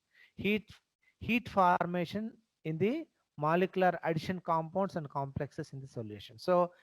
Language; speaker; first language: English; non-native, local second language; Telugu